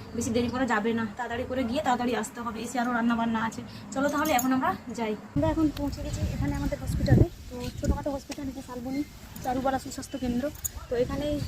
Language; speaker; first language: Bangla; non-native, local second language; Santali